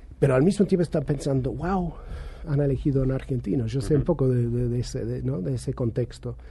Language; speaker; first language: Spanish; non-native, fluent; English